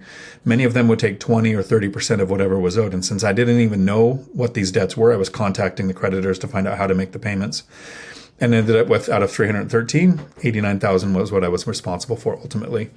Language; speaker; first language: English; native; English